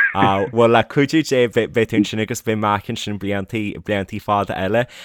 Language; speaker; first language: Irish; native; Irish